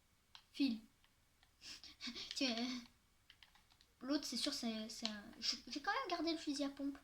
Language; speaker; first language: French; native; French